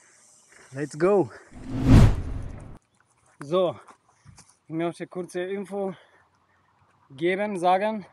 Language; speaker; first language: German; non-native, learner; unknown